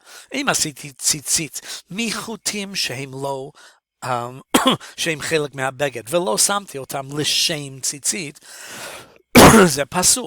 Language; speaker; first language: Hebrew; non-native, fluent; English